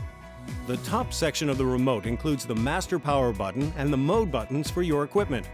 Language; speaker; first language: English; native; English